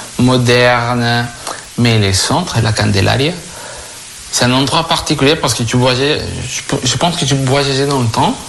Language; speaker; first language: French; non-native, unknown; Spanish